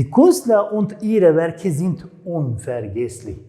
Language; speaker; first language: German; non-native, fluent; Turkish